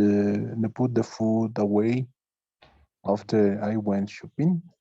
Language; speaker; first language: English; non-native, learner; Spanish